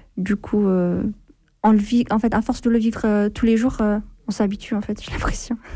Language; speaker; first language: French; non-native, fluent; Amharic